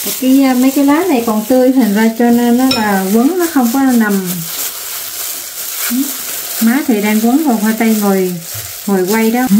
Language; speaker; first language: Vietnamese; native; Vietnamese